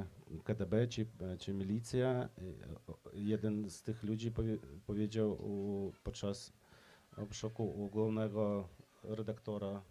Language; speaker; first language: Polish; non-native, fluent; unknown